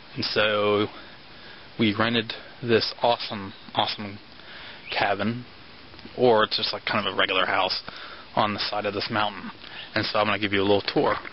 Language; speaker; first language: English; native; English